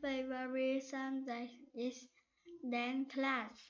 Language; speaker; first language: English; non-native, learner; Vietnamese